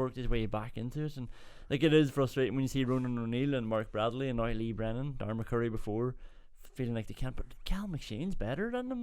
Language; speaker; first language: English; native; English